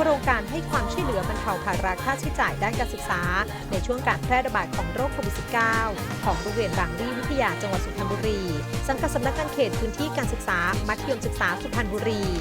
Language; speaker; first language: Thai; native; Thai